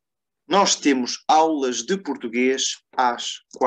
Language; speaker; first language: Portuguese; non-native, fluent; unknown